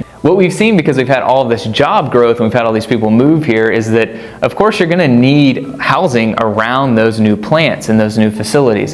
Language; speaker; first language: English; native; English